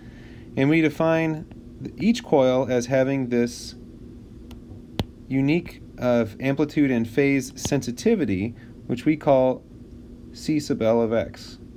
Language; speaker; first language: English; native; English